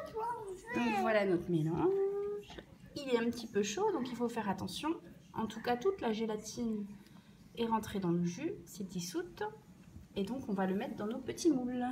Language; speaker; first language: French; native; French